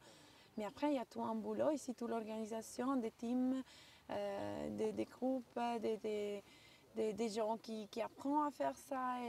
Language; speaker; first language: French; non-native, local second language; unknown